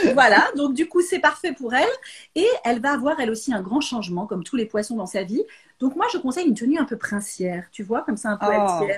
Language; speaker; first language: French; native; French